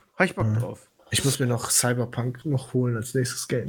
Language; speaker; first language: German; non-native, fluent; Polish